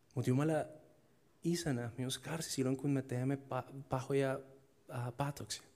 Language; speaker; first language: Finnish; non-native, fluent; Spanish